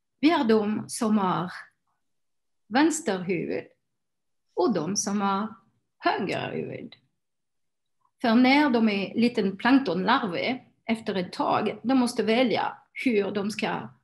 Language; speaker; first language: Swedish; non-native, fluent; French